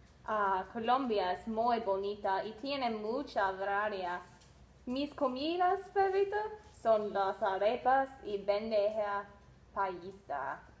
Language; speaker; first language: Spanish; non-native, learner; English